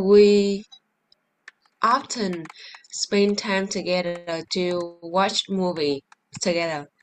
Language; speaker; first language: English; non-native, learner; Vietnamese